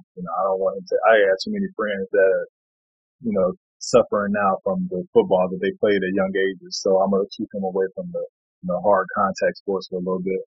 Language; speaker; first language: English; native; English